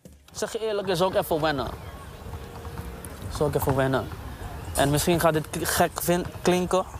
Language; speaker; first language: Dutch; non-native, local second language; English